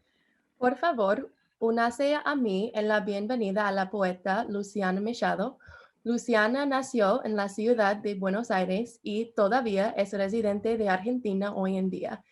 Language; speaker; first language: Spanish; non-native, learner; English